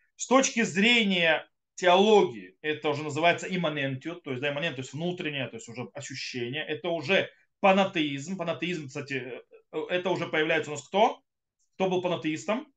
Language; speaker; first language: Russian; early bilingual, heritage; Russian